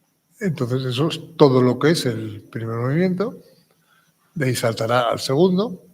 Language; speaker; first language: Spanish; native; Spanish